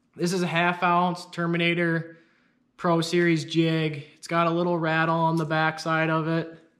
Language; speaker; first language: English; native; English